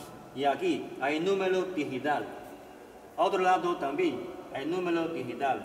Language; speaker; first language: Spanish; non-native, learner; Chinese